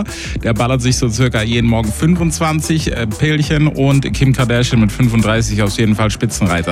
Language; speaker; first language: German; native; German